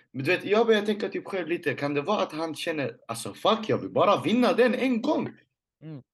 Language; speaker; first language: Swedish; non-native, local second language; Arabic